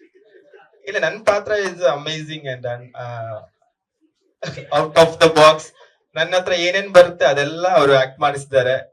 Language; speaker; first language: Kannada; non-native, fluent; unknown